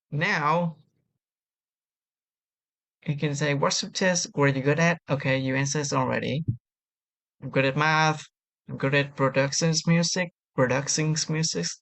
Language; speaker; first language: English; non-native, learner; Vietnamese